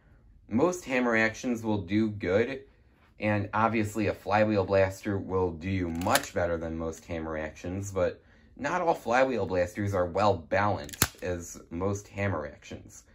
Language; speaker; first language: English; native; English